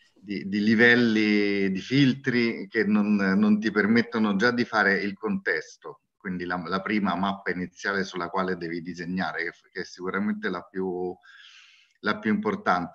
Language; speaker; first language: Italian; native; Italian